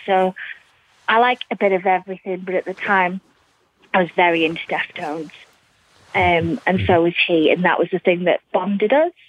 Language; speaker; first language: English; native; English